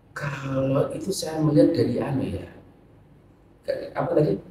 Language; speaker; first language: Indonesian; native; Indonesian